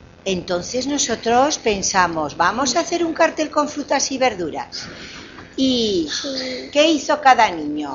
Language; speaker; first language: Spanish; native; Spanish